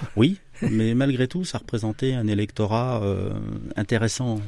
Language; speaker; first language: French; native; French